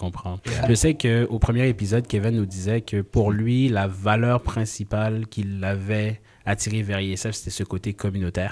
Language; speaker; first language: French; native; French